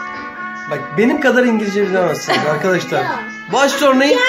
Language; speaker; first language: Turkish; native; Turkish